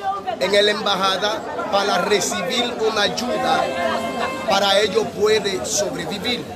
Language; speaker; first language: Spanish; non-native, learner; Haitian Creole